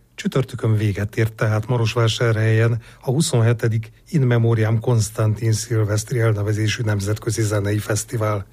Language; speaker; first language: Hungarian; native; Hungarian